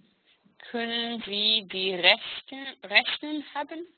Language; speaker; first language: German; non-native, learner; Hebrew